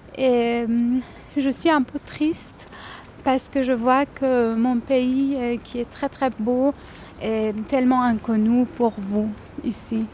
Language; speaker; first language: French; non-native, fluent; Persian